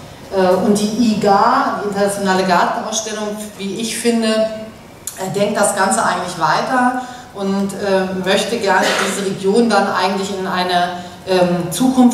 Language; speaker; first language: German; native; German